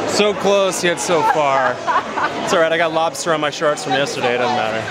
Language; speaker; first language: English; native; English